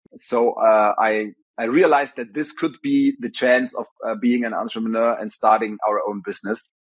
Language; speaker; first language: English; non-native, fluent; German